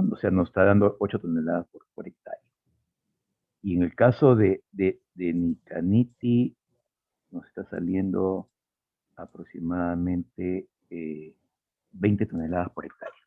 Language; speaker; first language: Spanish; native; Spanish